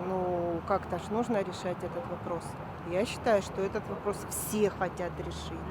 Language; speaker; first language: Russian; native; Russian